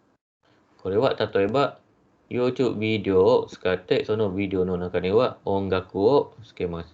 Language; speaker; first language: Japanese; non-native, fluent; Malay